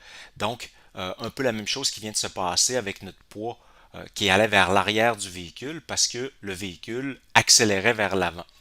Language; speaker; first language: French; native; French